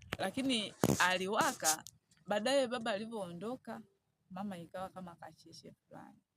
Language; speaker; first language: Swahili; native; Swahili